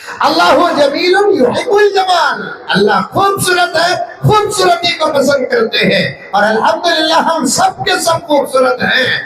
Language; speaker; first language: Urdu; native; Urdu